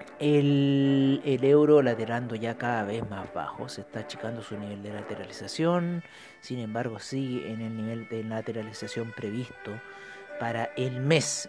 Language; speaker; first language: Spanish; native; Spanish